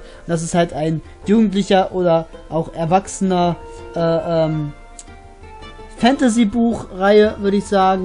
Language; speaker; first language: German; native; German